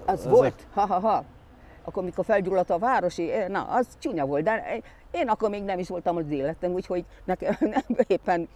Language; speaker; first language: Hungarian; non-native, local second language; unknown